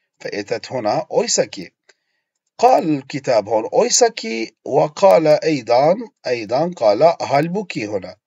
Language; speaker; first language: Arabic; non-native, fluent; Turkish